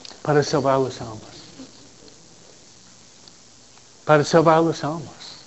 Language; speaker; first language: Spanish; non-native, fluent; English